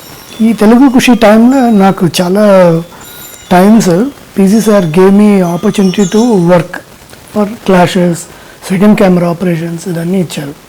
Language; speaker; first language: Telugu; non-native, fluent; Tamil